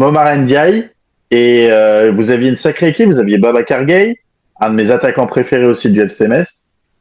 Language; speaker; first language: French; native; French